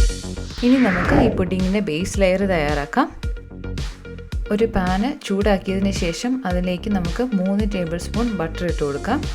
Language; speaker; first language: Malayalam; native; Malayalam